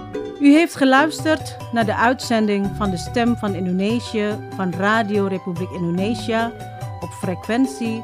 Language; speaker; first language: Dutch; non-native, fluent; Indonesian